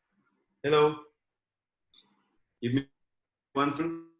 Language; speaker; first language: English; non-native, fluent; Spanish